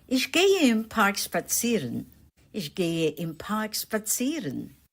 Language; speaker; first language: German; non-native, fluent; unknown